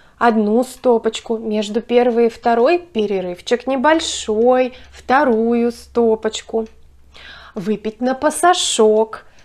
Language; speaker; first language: Russian; native; Russian